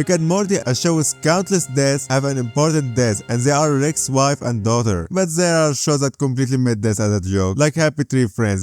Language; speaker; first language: English; non-native, fluent; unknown